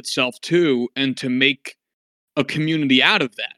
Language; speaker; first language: English; native; English